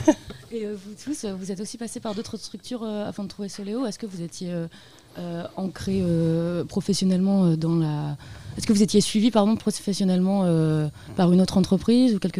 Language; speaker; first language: French; native; French